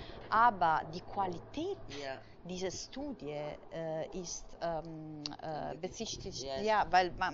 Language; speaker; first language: German; non-native, fluent; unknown